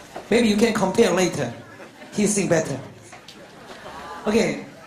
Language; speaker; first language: English; non-native, learner; Korean